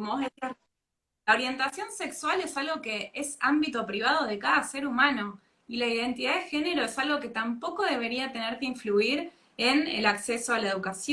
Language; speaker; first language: Spanish; native; Spanish